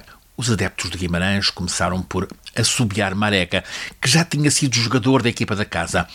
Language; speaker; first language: Portuguese; native; Portuguese